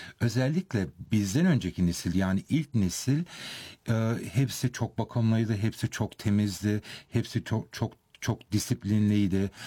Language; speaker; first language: Turkish; early bilingual, heritage; Turkish